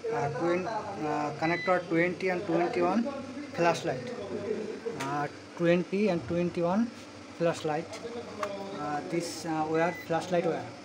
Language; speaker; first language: English; non-native, learner; Bangla